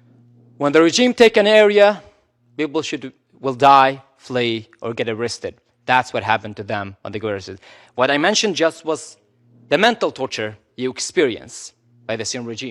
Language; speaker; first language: English; non-native, local second language; Arabic